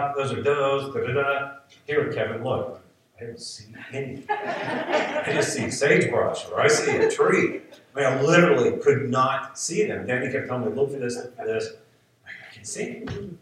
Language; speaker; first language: English; native; English